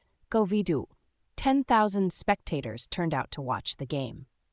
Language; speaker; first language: English; non-native, fluent; Vietnamese